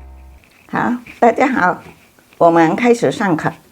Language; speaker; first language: Chinese; non-native, fluent; Indonesian